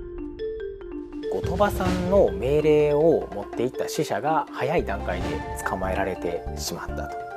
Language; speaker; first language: Japanese; native; Japanese